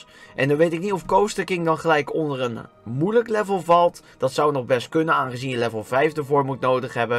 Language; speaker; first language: Dutch; native; Dutch